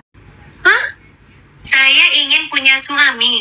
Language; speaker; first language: Indonesian; non-native, local second language; Sundanese